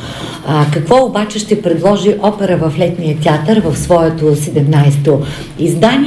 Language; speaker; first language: Bulgarian; native; Bulgarian